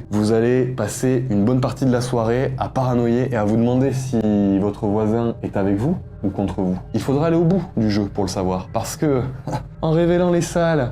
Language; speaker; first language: French; native; French